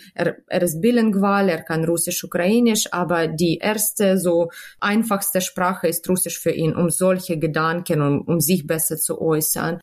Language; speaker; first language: German; non-native, fluent; Ukrainian